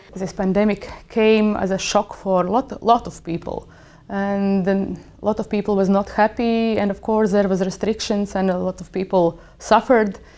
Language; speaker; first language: English; non-native, fluent; Latvian